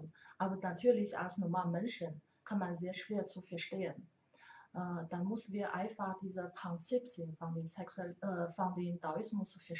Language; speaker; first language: German; non-native, learner; Chinese